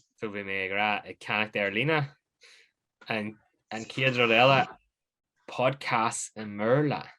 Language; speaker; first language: Irish; native; Irish